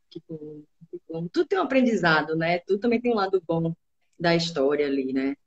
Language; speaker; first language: Portuguese; native; Portuguese